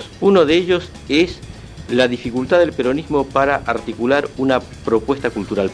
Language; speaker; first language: Spanish; native; Spanish